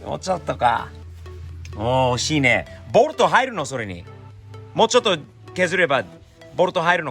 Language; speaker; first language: Japanese; non-native, fluent; English